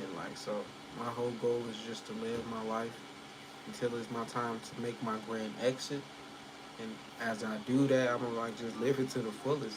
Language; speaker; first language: English; native; English